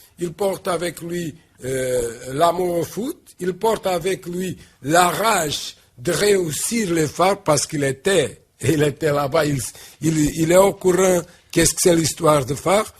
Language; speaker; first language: French; non-native, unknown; Portuguese